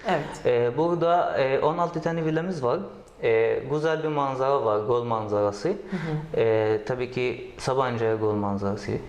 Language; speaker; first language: Turkish; non-native, learner; Arabic